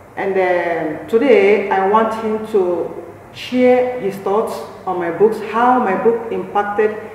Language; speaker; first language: English; non-native, local second language; Igbo